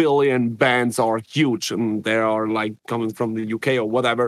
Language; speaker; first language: English; non-native, fluent; Swiss German